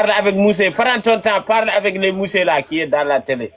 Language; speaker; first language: French; non-native, local second language; Bambara